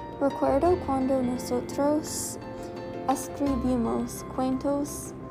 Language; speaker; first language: Spanish; non-native, learner; English